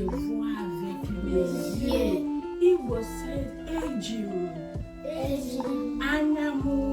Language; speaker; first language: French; non-native, learner; Igbo